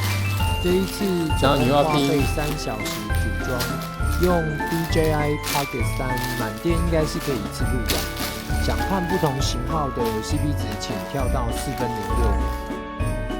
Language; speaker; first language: Chinese; native; Chinese